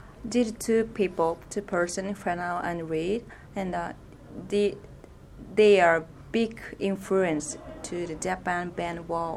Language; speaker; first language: English; non-native, fluent; Japanese